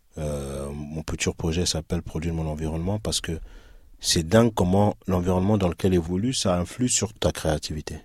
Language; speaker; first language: French; early bilingual, other home language; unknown